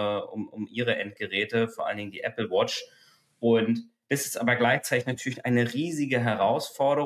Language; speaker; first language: German; native; German